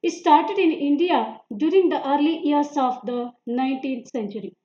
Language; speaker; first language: English; non-native, local second language; Kannada